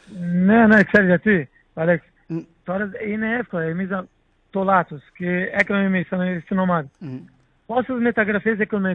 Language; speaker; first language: Greek; non-native, learner; Portuguese